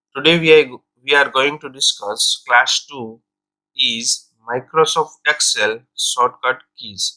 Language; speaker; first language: English; non-native, local second language; Gujarati